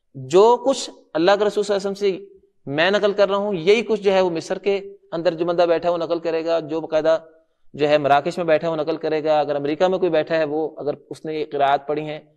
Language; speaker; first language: Urdu; non-native, local second language; Punjabi